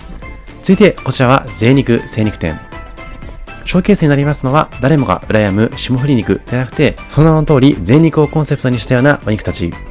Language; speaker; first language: Japanese; native; Japanese